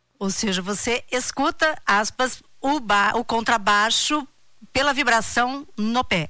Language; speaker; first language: Portuguese; native; Portuguese